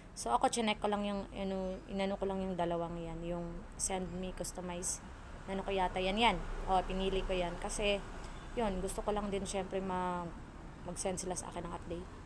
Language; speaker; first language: Filipino; non-native, local second language; Waray